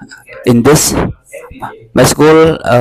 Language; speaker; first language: English; non-native, learner; Indonesian